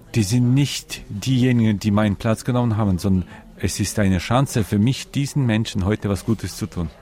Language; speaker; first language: German; non-native, fluent; Ukrainian